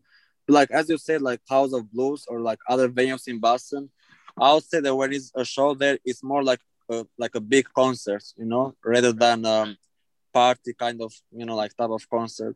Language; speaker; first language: English; non-native, fluent; Albanian